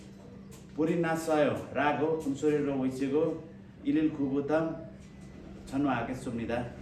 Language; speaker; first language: Korean; non-native, learner; Nepali